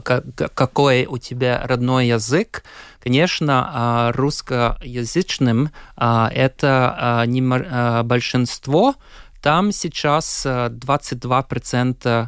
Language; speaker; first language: Russian; non-native, local second language; Latvian